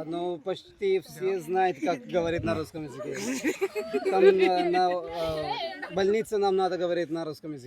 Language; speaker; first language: Russian; non-native, learner; Malayalam